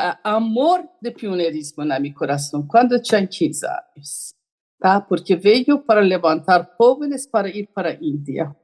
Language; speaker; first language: Portuguese; non-native, learner; Persian